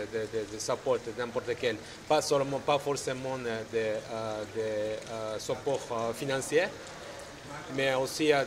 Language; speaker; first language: French; non-native, learner; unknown